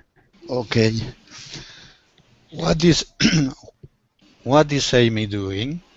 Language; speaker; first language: English; non-native, learner; Spanish